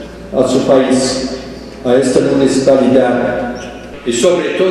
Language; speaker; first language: Spanish; non-native, fluent; English